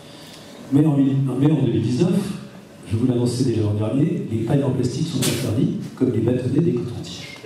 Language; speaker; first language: French; native; French